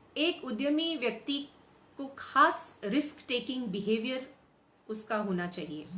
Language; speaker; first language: Hindi; non-native, local second language; Gujarati